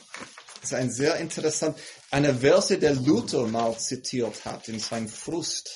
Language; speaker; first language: German; non-native, fluent; English